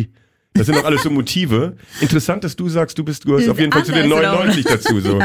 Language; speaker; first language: German; native; German